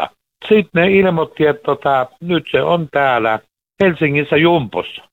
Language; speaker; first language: Finnish; native; Finnish